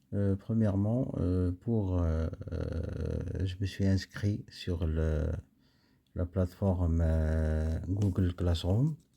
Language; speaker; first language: French; non-native, local second language; Arabic